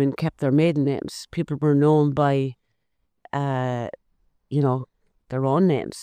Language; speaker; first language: English; native; English